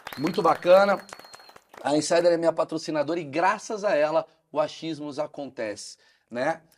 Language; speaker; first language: Portuguese; native; Portuguese